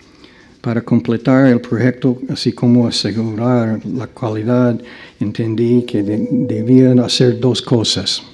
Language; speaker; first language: Spanish; non-native, fluent; English